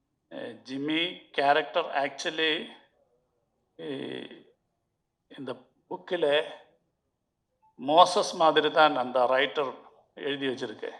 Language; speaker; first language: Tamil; non-native, learner; Malayalam